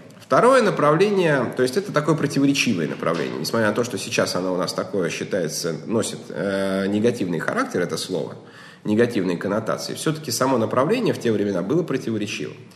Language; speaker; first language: Russian; native; Russian